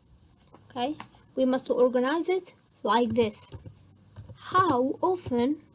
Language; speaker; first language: English; non-native, fluent; Central Kurdish